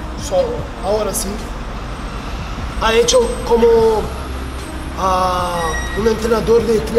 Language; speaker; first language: Spanish; non-native, learner; Portuguese